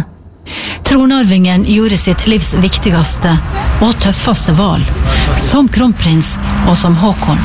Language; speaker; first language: Norwegian; native; Norwegian